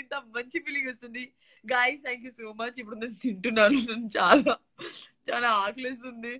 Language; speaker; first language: Telugu; non-native, learner; Gujarati